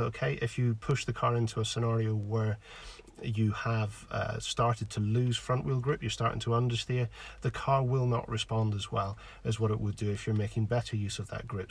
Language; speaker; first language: English; native; English